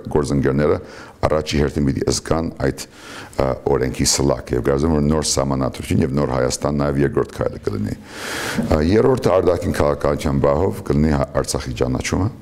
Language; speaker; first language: Armenian; early bilingual, heritage; Armenian